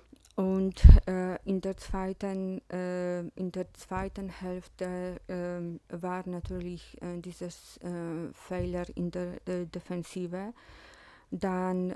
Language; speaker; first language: German; non-native, fluent; Polish